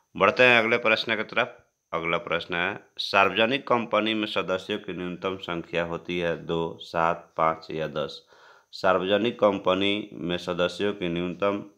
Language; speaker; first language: Hindi; native; Hindi